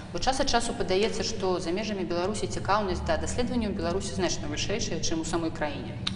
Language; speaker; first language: Belarusian; native; Belarusian